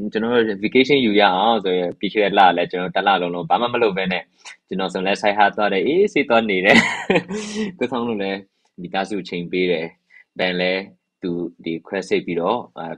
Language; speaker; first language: Burmese; non-native, local second language; Hakha Chin